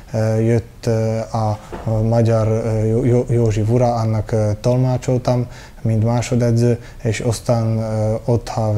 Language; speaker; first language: Hungarian; early bilingual, heritage; Hungarian